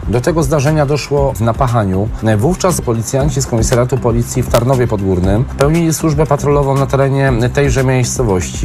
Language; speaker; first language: Polish; native; Polish